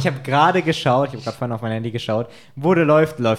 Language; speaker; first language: German; native; German